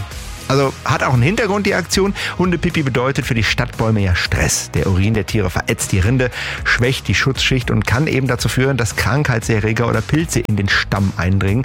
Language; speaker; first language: German; native; German